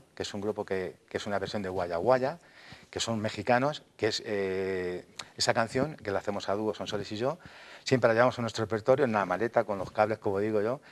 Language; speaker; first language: Spanish; native; Spanish